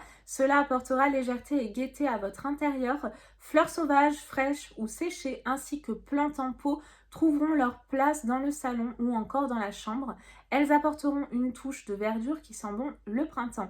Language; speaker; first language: French; native; French